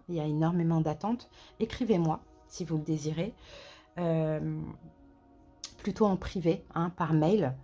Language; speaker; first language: French; native; French